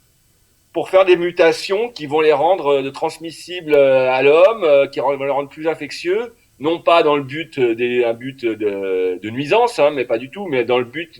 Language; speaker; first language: French; native; French